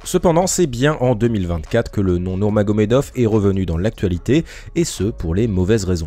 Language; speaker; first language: French; native; French